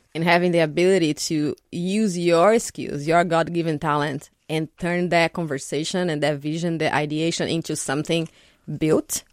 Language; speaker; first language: English; non-native, fluent; Portuguese